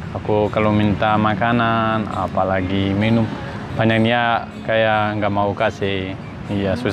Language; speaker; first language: Indonesian; non-native, learner; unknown